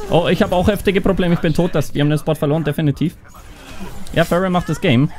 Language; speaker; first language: German; native; German